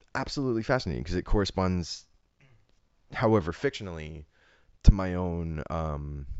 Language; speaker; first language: English; native; English